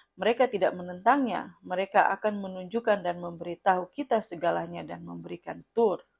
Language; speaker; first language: Indonesian; non-native, fluent; Russian